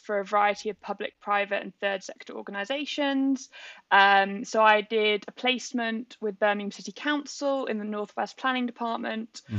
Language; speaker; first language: English; native; English